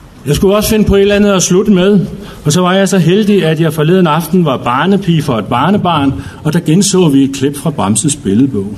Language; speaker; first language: Danish; native; Danish